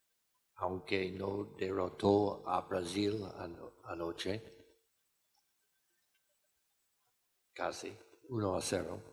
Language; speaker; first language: Spanish; non-native, fluent; English